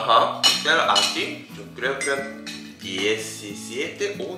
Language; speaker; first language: Spanish; non-native, learner; Japanese